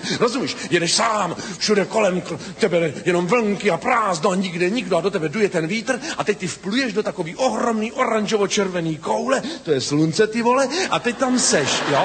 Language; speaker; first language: Czech; native; Czech